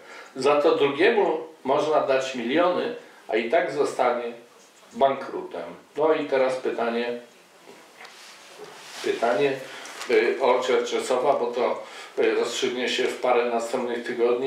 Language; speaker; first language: Polish; native; Polish